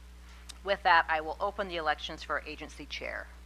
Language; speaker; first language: English; native; English